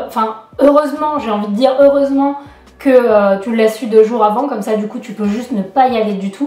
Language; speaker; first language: French; native; French